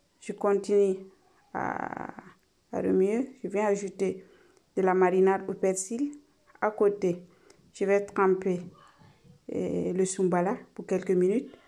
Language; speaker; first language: French; non-native, local second language; Mossi